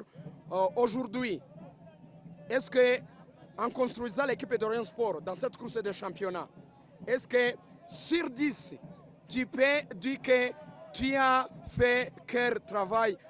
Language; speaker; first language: French; non-native, local second language; Kinyarwanda